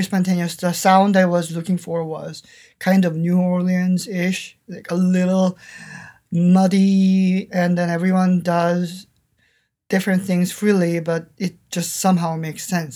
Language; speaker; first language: English; non-native, fluent; Korean